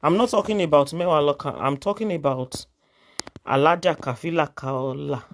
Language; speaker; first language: English; non-native, local second language; Yoruba